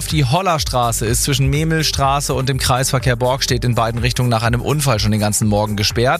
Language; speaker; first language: German; native; German